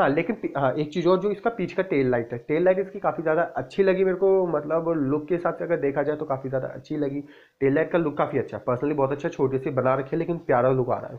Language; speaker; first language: Hindi; native; Hindi